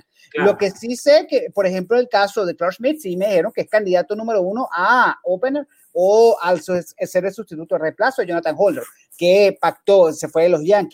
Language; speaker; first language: Spanish; native; Spanish